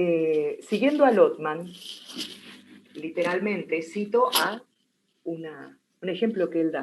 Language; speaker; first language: Spanish; native; Spanish